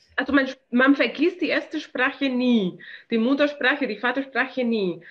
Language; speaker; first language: German; non-native, fluent; Spanish